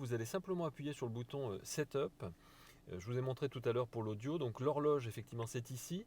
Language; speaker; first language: French; native; French